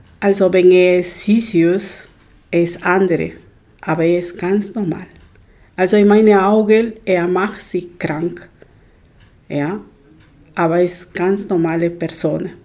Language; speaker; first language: German; non-native, learner; Spanish